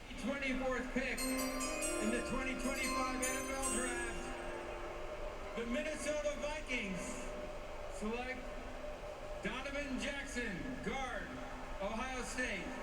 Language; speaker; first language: English; native; English